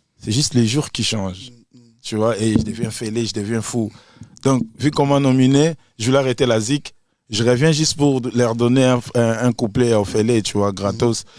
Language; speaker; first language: French; non-native, local second language; Lingala